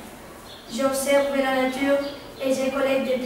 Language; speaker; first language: French; non-native, learner; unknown